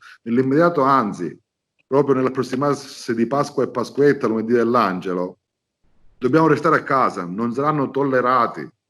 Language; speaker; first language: Italian; native; Italian